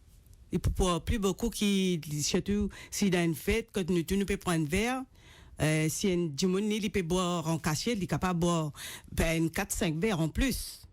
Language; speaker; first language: French; non-native, local second language; Morisyen